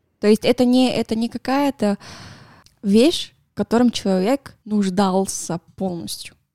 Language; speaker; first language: Russian; non-native, fluent; Spanish